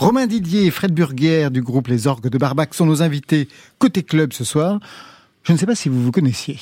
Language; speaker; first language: French; native; French